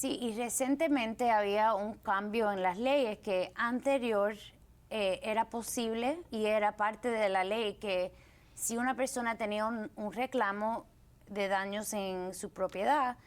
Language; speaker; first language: Spanish; early bilingual, heritage; Spanish